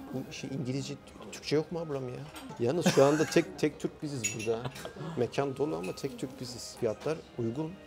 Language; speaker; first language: Turkish; native; Turkish